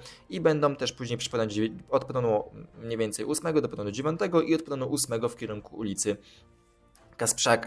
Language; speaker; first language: Polish; native; Polish